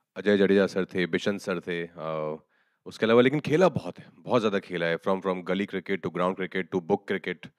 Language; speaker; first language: Hindi; native; Hindi